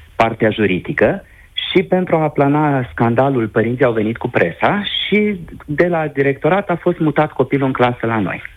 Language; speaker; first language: Romanian; native; Romanian